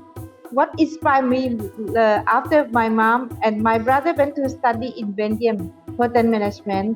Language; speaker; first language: English; non-native, fluent; Thai